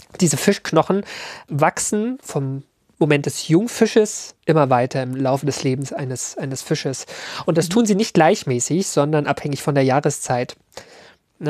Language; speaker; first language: German; native; German